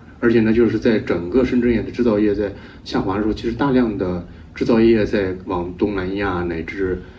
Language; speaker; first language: Chinese; native; Chinese